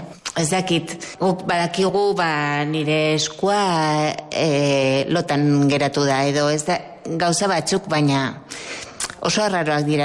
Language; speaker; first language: Basque; non-native, local second language; Spanish